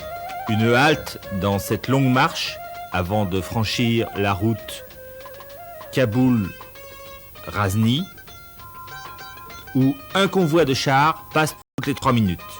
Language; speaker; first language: French; native; French